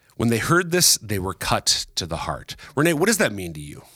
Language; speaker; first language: English; native; English